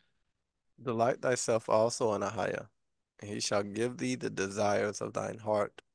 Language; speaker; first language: English; native; English